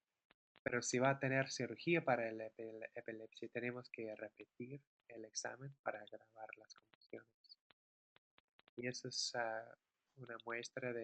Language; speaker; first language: Spanish; non-native, fluent; English